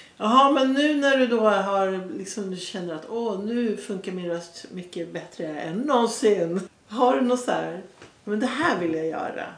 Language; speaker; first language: Swedish; native; Swedish